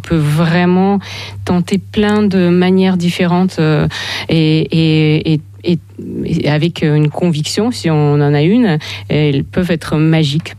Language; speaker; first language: French; non-native, fluent; Ukrainian